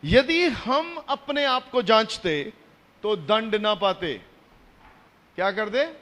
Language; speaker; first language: Hindi; non-native, local second language; Punjabi